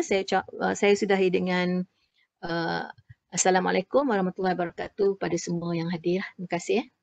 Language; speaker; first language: Malay; native; Malay